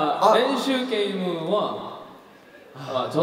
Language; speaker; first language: Japanese; non-native, learner; Korean